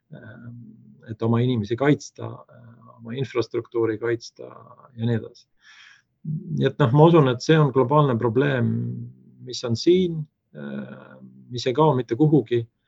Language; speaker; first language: Estonian; native; Estonian